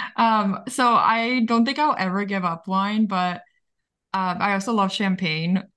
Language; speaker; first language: English; early bilingual, other home language; Bulgarian